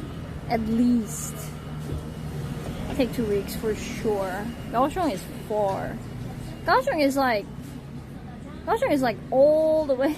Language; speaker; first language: English; non-native, fluent; Korean